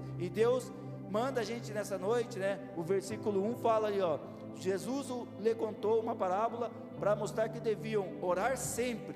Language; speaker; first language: Portuguese; native; Portuguese